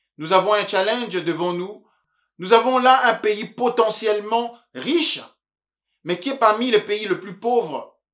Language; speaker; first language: French; non-native, local second language; Luba-Lulua